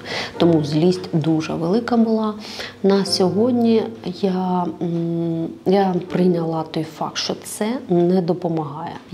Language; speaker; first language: Ukrainian; non-native, local second language; Russian